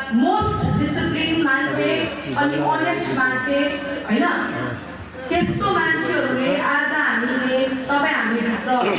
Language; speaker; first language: Nepali; native; Nepali